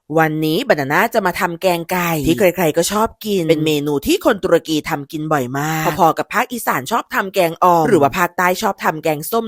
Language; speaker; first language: Thai; native; Thai